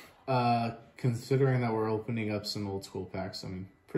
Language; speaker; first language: English; native; English